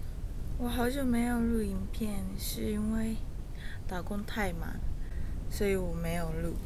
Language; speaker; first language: Chinese; early bilingual, heritage; Chinese